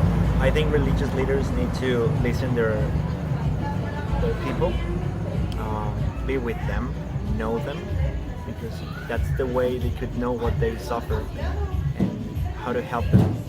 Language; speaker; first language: English; non-native, fluent; Spanish